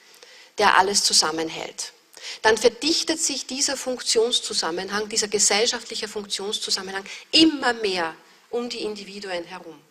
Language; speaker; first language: German; native; German